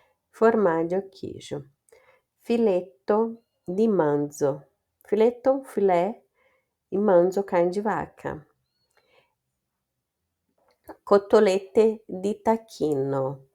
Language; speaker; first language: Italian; non-native, fluent; Portuguese